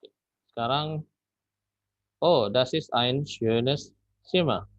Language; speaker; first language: German; non-native, fluent; Indonesian